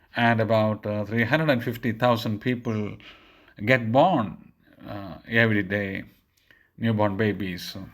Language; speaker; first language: English; non-native, local second language; Malayalam